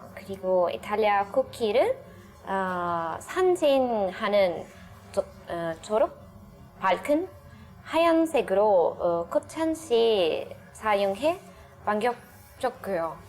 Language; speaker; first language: Korean; non-native, learner; Italian